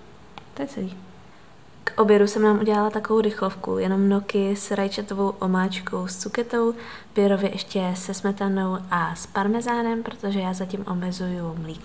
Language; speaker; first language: Czech; native; Czech